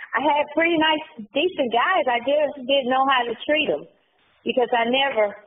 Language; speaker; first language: English; native; English